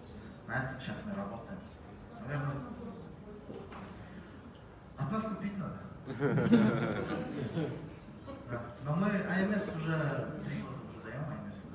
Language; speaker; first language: Russian; non-native, learner; Mongolian